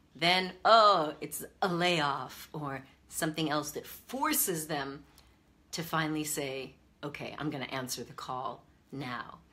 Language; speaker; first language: English; native; English